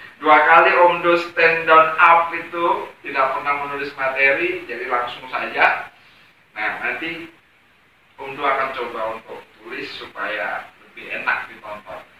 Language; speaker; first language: Indonesian; non-native, local second language; Javanese